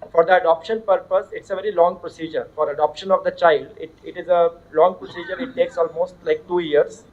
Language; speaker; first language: English; non-native, local second language; Telugu